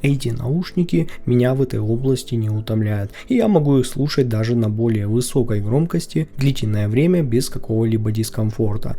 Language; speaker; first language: Russian; native; Russian